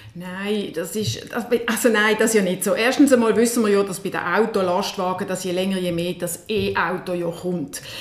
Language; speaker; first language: German; native; German